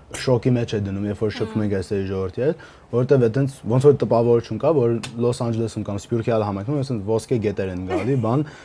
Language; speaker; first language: Armenian; early bilingual, heritage; Armenian